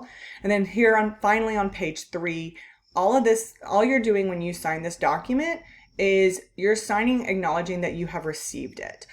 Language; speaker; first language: English; native; English